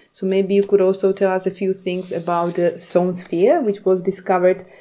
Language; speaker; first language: English; non-native, fluent; Czech